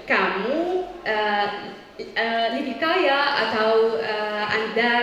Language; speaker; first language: Indonesian; non-native, fluent; Arabic